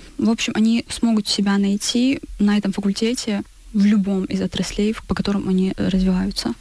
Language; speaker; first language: Russian; non-native, local second language; Chechen